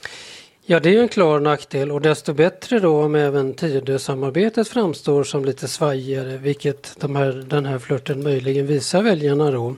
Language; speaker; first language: Swedish; native; Swedish